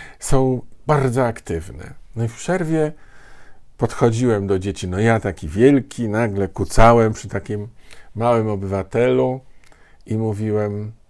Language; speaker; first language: Polish; native; Polish